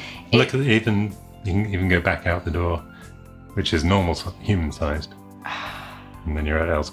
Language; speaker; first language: English; native; English